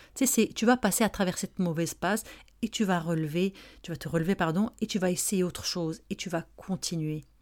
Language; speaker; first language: French; non-native, local second language; Arabic